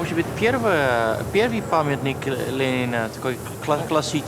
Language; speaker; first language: Russian; non-native, learner; Dutch